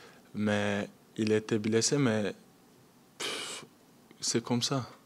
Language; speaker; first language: French; non-native, learner; Turkish